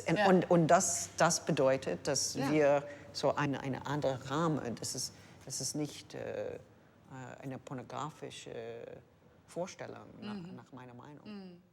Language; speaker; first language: German; non-native, learner; English